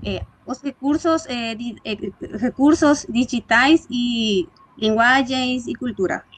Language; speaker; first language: Portuguese; non-native, fluent; Spanish